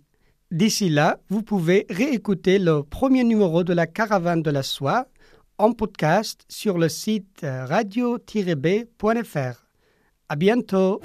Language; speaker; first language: French; non-native, fluent; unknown